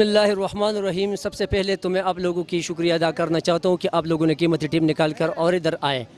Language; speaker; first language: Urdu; non-native, local second language; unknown